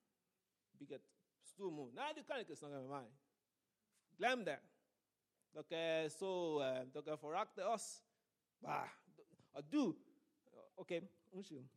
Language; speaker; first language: Norwegian; non-native, fluent; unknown